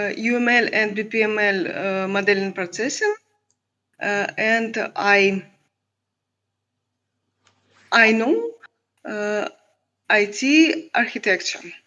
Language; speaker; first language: English; non-native, learner; Russian